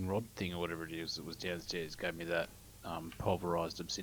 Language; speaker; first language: English; native; English